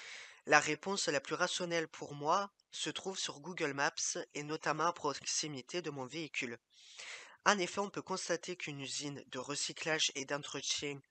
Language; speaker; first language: French; native; French